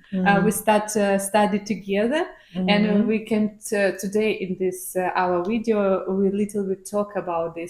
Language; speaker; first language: English; non-native, learner; Ukrainian